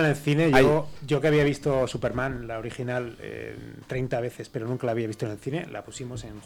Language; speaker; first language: Spanish; native; Spanish